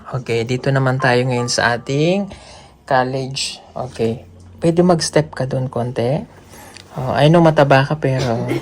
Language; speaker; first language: Filipino; non-native, local second language; Cebuano